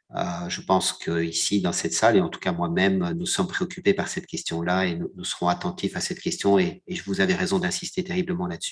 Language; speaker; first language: French; native; French